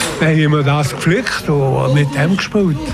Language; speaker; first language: German; non-native, local second language; French